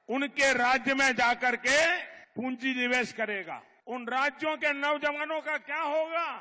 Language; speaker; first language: Hindi; non-native, local second language; Gujarati